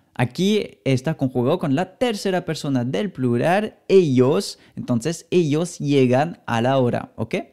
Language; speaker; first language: Spanish; non-native, fluent; French